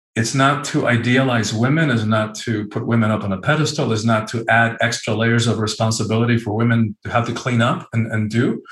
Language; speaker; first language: English; early bilingual, other home language; Spanish